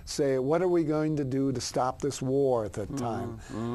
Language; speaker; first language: English; native; English